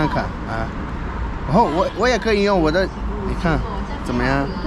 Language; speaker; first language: Chinese; non-native, learner; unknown